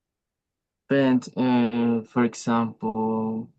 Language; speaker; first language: English; non-native, learner; Spanish